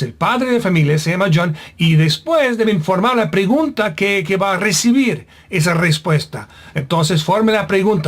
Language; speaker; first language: Spanish; non-native, fluent; English